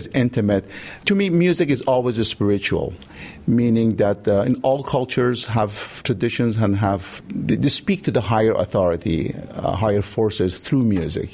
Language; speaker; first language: English; non-native, fluent; Persian